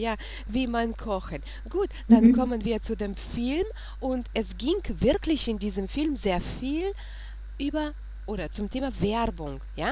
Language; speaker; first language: German; non-native, fluent; Russian